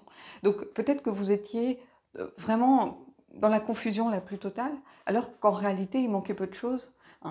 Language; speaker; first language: French; native; French